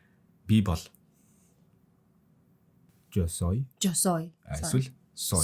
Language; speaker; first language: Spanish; non-native, fluent; Mongolian